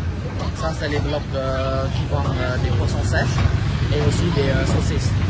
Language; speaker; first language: French; non-native, fluent; Khmer